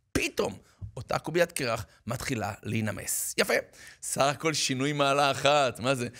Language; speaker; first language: Hebrew; native; Hebrew